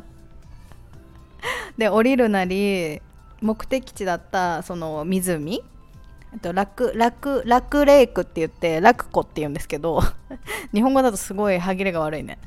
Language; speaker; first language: Japanese; native; Japanese